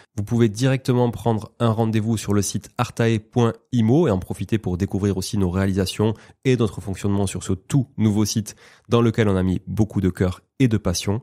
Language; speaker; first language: French; native; French